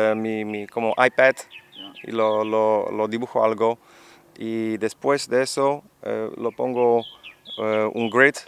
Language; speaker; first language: Spanish; non-native, fluent; Dutch